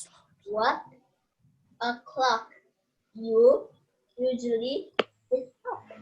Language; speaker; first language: English; non-native, learner; Indonesian